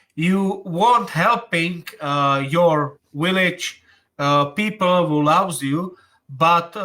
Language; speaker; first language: English; non-native, learner; Slovak